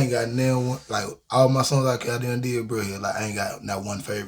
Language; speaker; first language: English; native; English